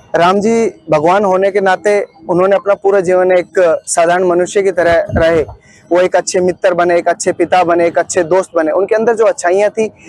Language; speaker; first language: Hindi; native; Hindi